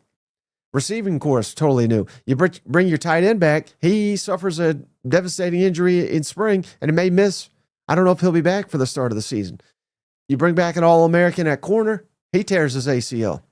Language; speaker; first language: English; native; English